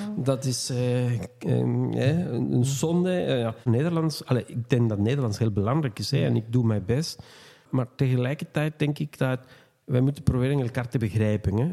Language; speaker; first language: Dutch; non-native, fluent; Spanish